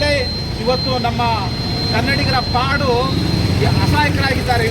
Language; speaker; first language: Kannada; native; Kannada